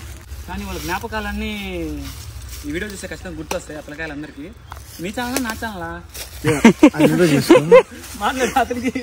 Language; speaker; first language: Telugu; native; Telugu